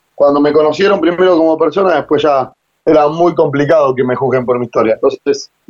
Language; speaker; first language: Spanish; native; Spanish